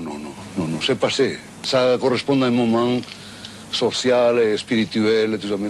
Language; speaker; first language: French; non-native, fluent; Spanish